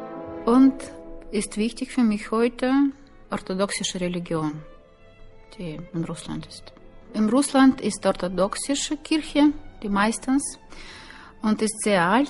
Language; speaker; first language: German; non-native, learner; Russian